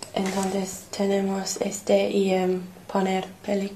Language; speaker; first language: Spanish; non-native, fluent; English